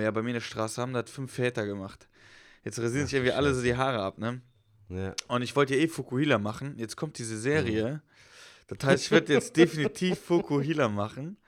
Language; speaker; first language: German; native; German